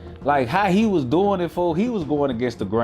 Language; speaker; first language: English; native; English